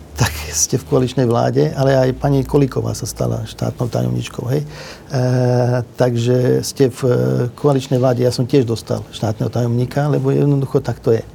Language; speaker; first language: Slovak; non-native, local second language; Hungarian